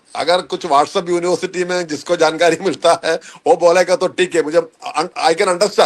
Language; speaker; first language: Hindi; non-native, local second language; Malayalam